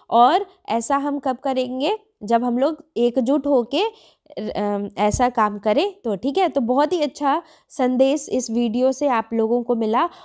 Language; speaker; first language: Hindi; native; Hindi